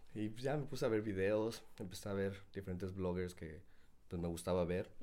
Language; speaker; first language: Spanish; native; Spanish